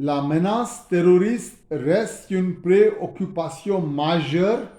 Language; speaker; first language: French; non-native, fluent; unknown